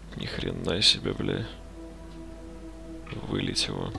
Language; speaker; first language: Russian; native; Russian